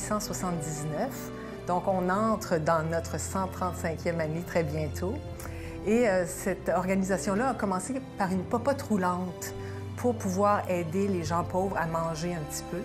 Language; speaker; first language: French; native; French